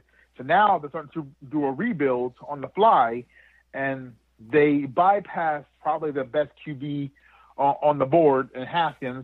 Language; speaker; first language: English; native; English